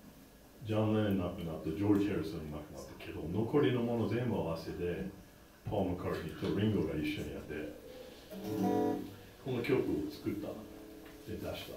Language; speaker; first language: Japanese; non-native, fluent; English